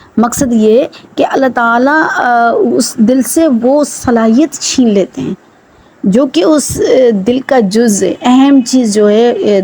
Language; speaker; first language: Urdu; non-native, local second language; Sindhi